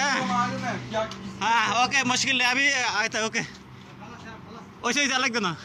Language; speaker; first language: Hindi; non-native, learner; Bangla